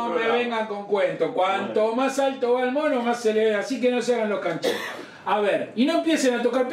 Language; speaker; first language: Spanish; native; Spanish